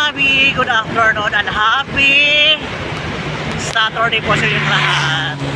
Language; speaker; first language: Filipino; non-native, local second language; Cebuano